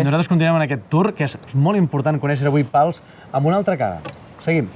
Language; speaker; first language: Catalan; native; Catalan